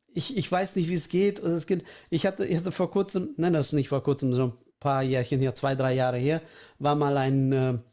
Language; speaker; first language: German; early bilingual, other home language; Russian